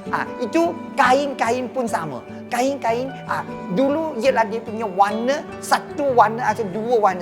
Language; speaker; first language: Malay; non-native, local second language; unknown